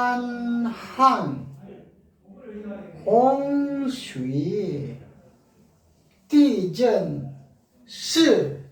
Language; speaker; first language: Chinese; non-native, learner; Korean